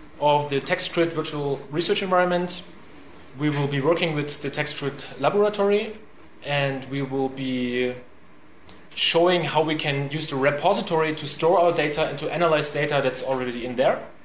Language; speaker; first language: English; non-native, fluent; German